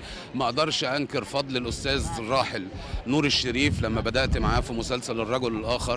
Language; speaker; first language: Arabic; native; Arabic